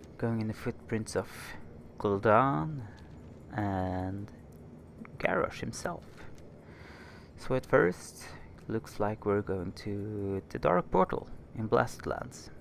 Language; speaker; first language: English; non-native, fluent; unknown